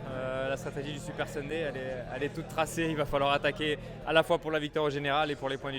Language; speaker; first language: French; native; French